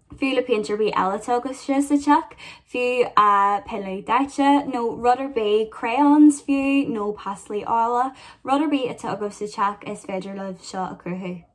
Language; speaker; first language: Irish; non-native, local second language; English